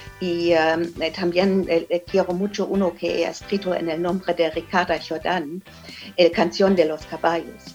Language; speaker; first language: Spanish; non-native, learner; German